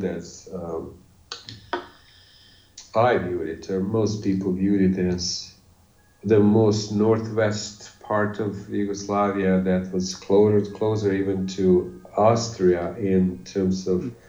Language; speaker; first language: English; non-native, fluent; Bosnian